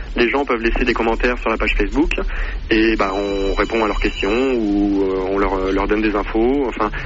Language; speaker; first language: French; native; French